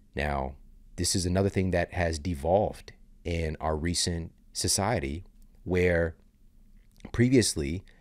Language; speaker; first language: English; native; English